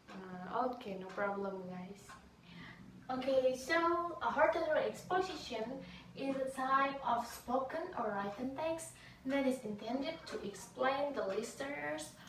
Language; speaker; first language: English; non-native, learner; Indonesian